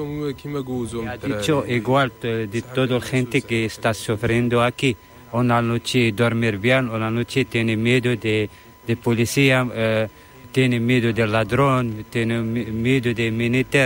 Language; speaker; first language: Spanish; non-native, learner; Arabic